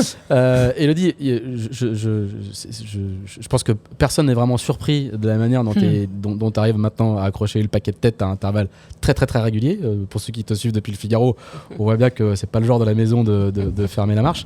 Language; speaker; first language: French; native; French